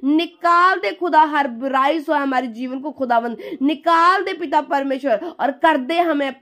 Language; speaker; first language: Hindi; non-native, local second language; Punjabi